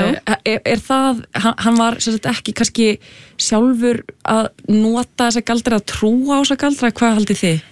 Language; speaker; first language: Icelandic; native; Icelandic